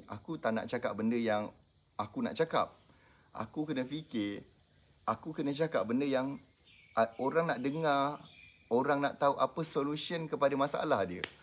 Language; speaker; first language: Malay; native; Malay